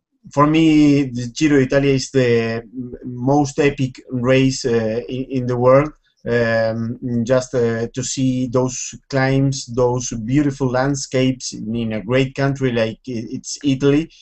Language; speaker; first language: English; non-native, fluent; Spanish